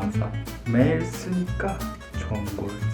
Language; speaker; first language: Korean; non-native, learner; Japanese